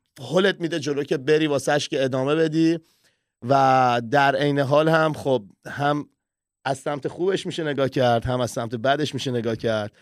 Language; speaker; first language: Persian; early bilingual, heritage; Persian